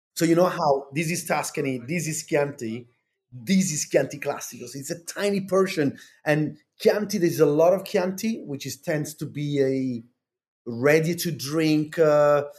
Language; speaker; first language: English; non-native, fluent; Italian